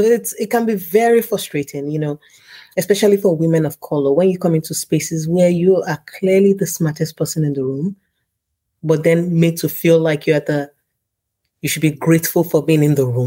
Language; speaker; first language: English; non-native, local second language; Yoruba